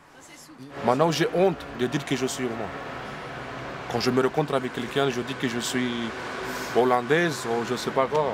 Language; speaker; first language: French; non-native, fluent; Romanian